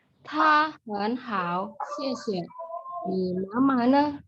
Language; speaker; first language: Chinese; non-native, learner; Indonesian